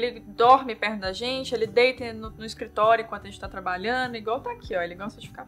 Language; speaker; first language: Portuguese; native; Portuguese